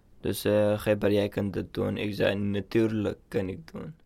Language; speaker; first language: Dutch; non-native, learner; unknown